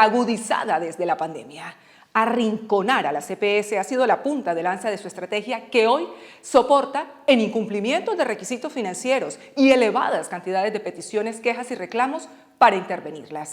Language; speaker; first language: Spanish; native; Spanish